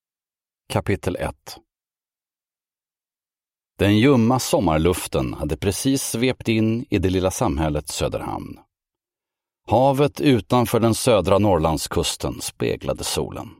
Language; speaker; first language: Swedish; native; Swedish